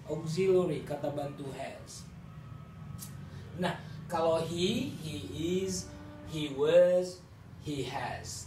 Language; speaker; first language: English; non-native, fluent; Indonesian